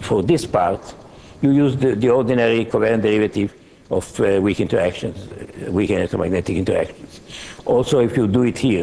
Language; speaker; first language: English; non-native, fluent; Hebrew